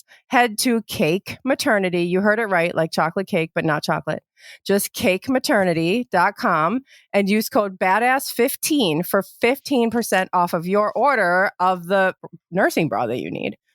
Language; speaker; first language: English; native; English